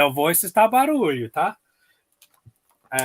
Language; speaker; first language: Portuguese; non-native, learner; English